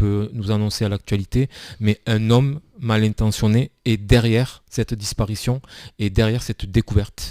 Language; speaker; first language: French; native; French